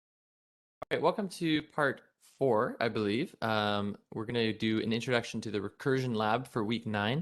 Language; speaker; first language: English; native; English